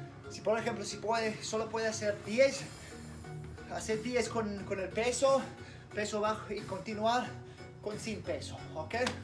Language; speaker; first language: Spanish; non-native, learner; English